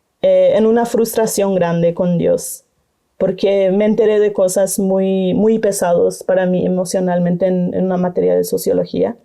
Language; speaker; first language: Spanish; non-native, local second language; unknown